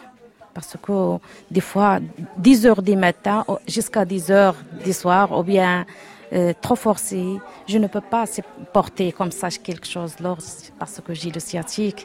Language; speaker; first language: French; non-native, learner; Arabic